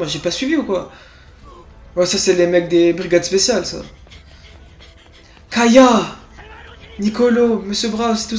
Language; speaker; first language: French; native; French